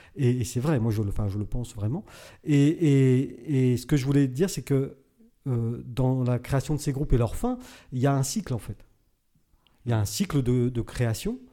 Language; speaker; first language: French; native; French